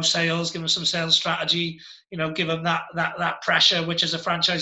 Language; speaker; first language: English; native; English